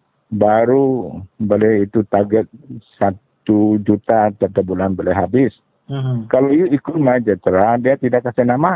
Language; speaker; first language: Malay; non-native, local second language; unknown